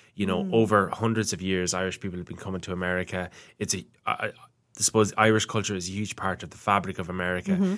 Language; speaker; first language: English; native; English